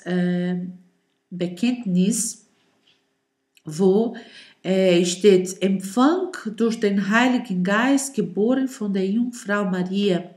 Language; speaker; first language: German; non-native, learner; Portuguese